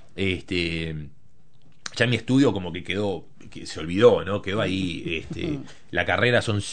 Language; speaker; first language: Spanish; native; Spanish